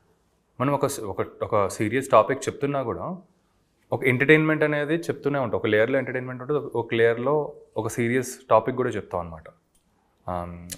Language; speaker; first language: Telugu; native; Telugu